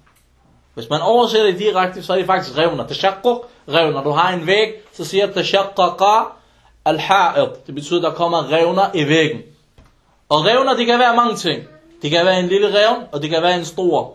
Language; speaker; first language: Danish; early bilingual, other home language; Arabic